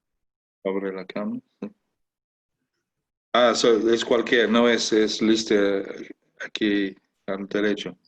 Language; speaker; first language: Spanish; non-native, learner; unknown